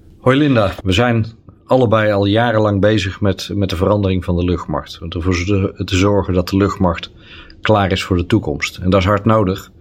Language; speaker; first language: Dutch; native; Dutch